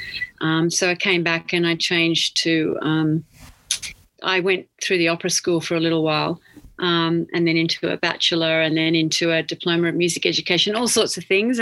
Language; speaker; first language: English; native; English